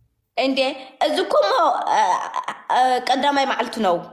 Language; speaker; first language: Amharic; non-native, learner; Tigrinya